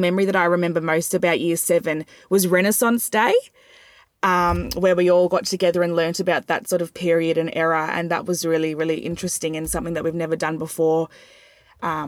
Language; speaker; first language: English; native; English